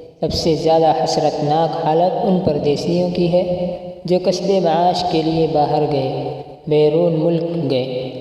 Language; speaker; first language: Urdu; non-native, local second language; Punjabi